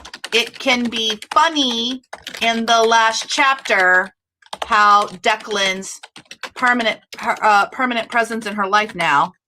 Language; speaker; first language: English; native; English